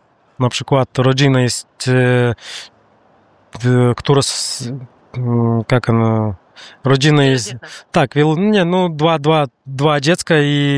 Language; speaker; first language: Polish; non-native, learner; Russian